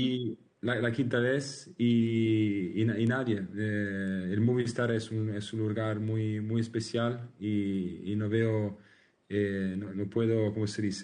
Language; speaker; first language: Spanish; non-native, learner; Italian